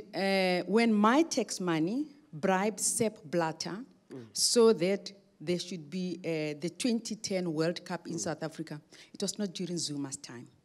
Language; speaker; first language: English; non-native, local second language; Afrikaans